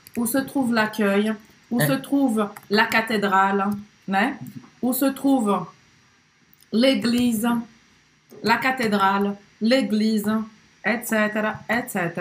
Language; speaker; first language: French; non-native, fluent; Portuguese